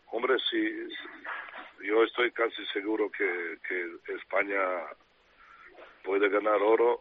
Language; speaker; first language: Spanish; non-native, fluent; Serbian